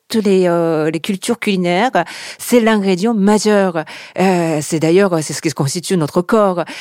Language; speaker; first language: French; non-native, fluent; Japanese